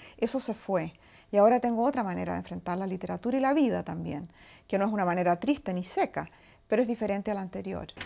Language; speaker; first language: Spanish; native; Spanish